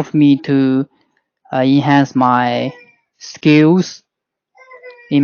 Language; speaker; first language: English; non-native, learner; Chinese